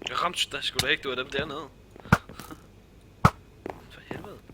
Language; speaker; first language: Danish; native; Danish